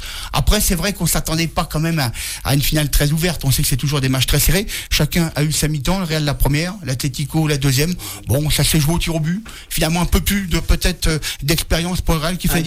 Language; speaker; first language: French; native; French